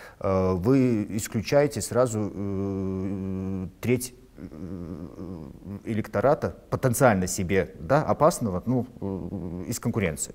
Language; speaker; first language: Russian; non-native, local second language; Latvian